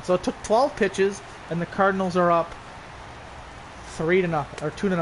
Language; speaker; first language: English; native; English